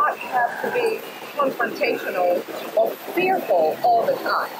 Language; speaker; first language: English; non-native, local second language; Cantonese